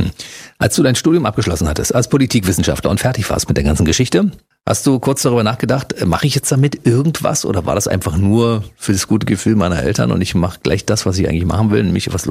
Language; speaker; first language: German; native; German